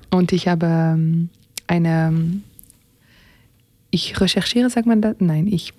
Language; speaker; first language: German; non-native, learner; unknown